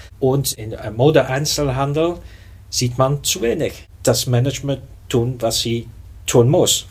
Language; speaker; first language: German; non-native, fluent; Dutch